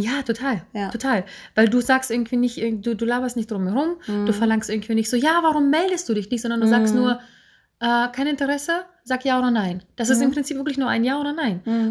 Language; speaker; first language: German; native; German